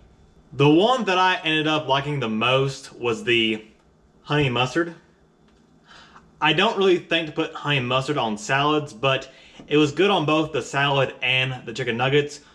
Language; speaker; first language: English; native; English